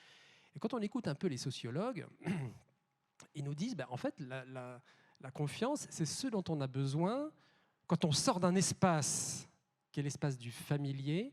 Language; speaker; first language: French; native; French